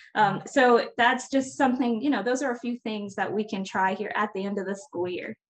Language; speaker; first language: English; native; English